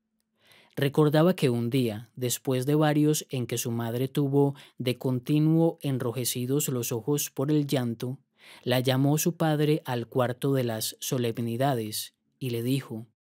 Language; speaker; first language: Spanish; native; Spanish